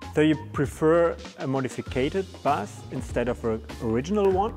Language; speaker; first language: English; non-native, fluent; German